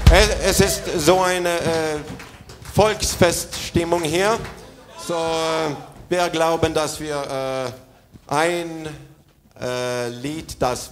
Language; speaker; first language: German; non-native, fluent; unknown